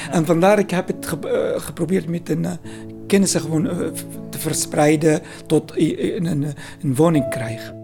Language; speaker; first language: Dutch; non-native, learner; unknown